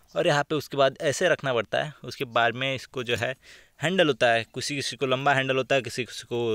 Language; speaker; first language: Hindi; non-native, local second language; Marathi